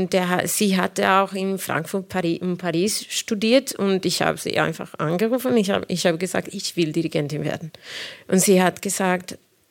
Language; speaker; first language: German; non-native, fluent; Spanish